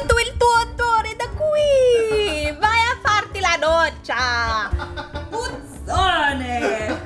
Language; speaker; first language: Italian; non-native, learner; English